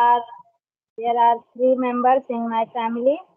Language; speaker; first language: English; non-native, learner; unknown